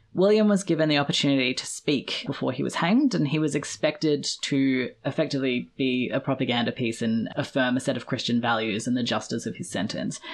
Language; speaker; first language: English; native; English